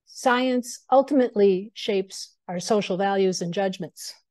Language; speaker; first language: English; native; English